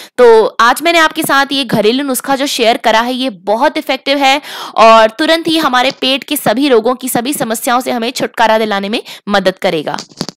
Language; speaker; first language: Hindi; native; Hindi